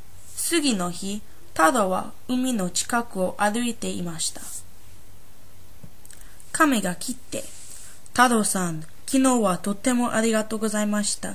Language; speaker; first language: Japanese; non-native, learner; English